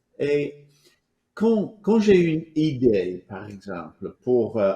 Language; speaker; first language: French; non-native, fluent; English